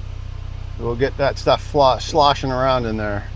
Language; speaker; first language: English; native; English